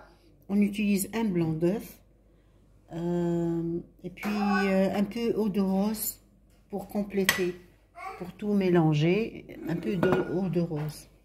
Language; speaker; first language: French; non-native, local second language; Arabic